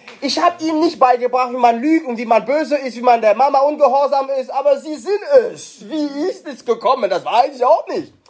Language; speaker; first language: German; non-native, fluent; French